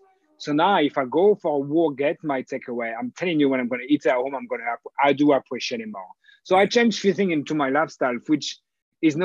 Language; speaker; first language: English; non-native, fluent; French